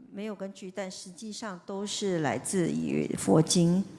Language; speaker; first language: Chinese; native; Chinese